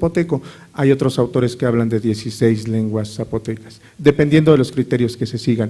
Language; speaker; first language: Spanish; native; Spanish